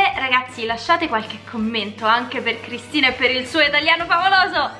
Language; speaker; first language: Italian; native; Italian